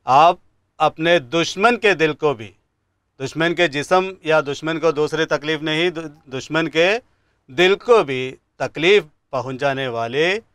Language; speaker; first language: Urdu; non-native, local second language; Malayalam